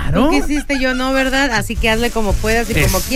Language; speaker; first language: Spanish; native; Spanish